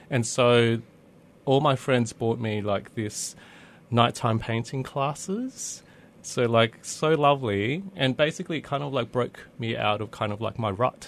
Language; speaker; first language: English; early bilingual, other home language; Vietnamese